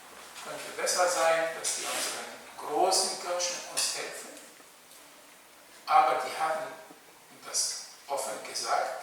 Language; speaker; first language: German; non-native, fluent; Arabic